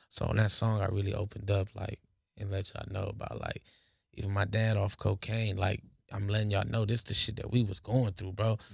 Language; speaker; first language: English; native; English